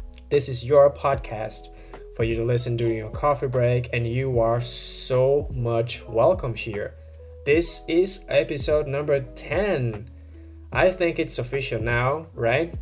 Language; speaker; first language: English; non-native, fluent; Portuguese